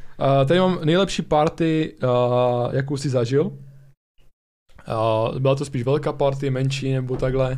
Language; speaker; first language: Czech; early bilingual, other home language; Slovak